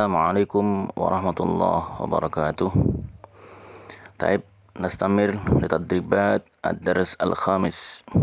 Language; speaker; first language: Arabic; non-native, fluent; Indonesian